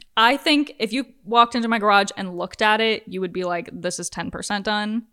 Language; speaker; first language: English; native; English